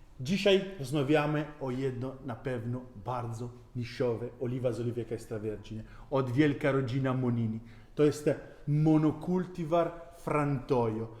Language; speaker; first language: Polish; non-native, learner; Italian